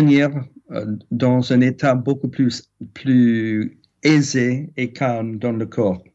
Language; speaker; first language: French; non-native, fluent; English